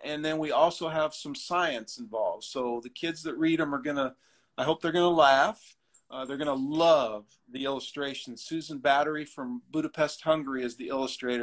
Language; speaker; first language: English; native; English